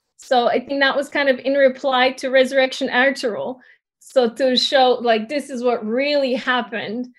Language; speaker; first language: English; early bilingual, other home language; Turkish